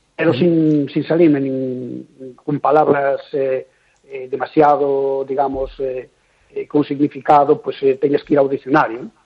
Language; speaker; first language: Galician; native; Galician